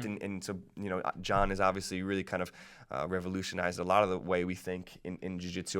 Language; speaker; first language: English; native; English